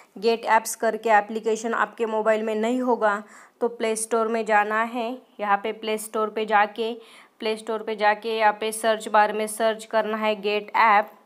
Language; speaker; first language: Hindi; non-native, local second language; Marathi